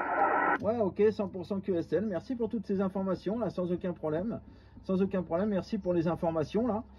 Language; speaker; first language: French; native; French